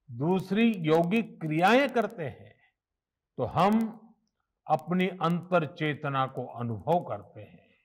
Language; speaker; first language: Hindi; non-native, local second language; Gujarati